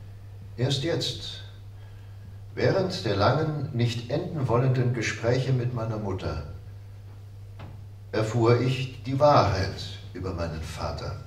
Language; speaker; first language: German; native; German